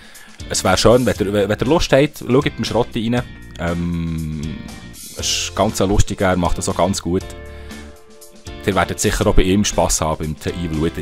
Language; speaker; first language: German; native; German